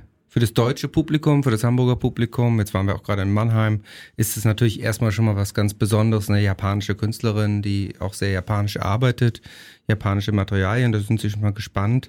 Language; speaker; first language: German; native; German